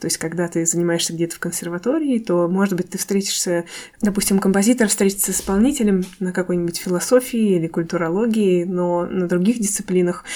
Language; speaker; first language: Russian; native; Russian